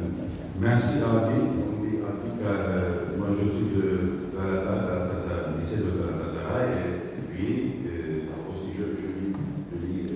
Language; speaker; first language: French; non-native, fluent; Turkish